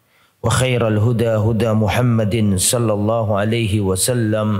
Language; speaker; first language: Arabic; non-native, fluent; Indonesian